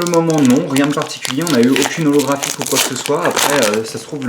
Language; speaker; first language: French; native; French